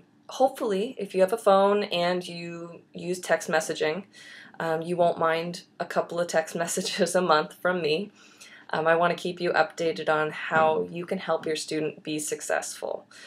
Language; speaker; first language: English; native; English